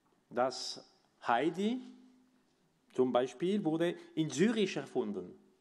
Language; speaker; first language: German; non-native, local second language; French